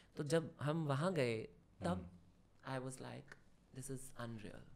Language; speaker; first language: Hindi; non-native, local second language; Marathi